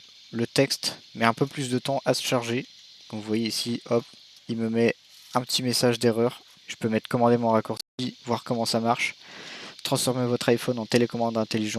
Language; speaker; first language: French; native; French